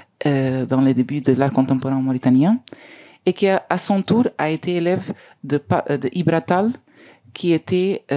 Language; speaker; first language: French; non-native, learner; Spanish